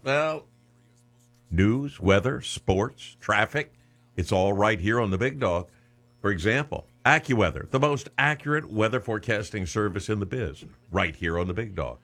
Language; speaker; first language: English; native; English